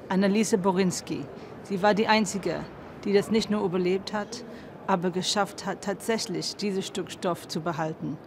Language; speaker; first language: German; non-native, fluent; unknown